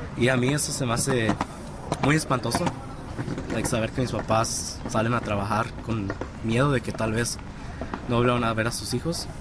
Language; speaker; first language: Spanish; early bilingual, heritage; Spanish